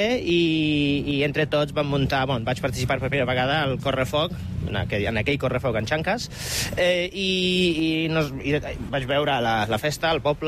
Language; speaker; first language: Catalan; non-native, fluent; Polish